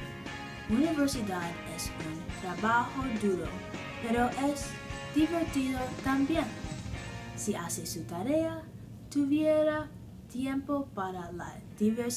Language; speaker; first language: Spanish; non-native, learner; English